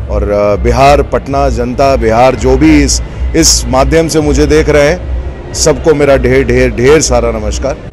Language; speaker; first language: Hindi; native; Hindi